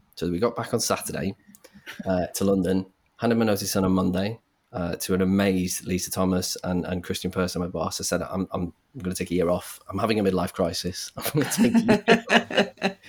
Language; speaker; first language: English; native; English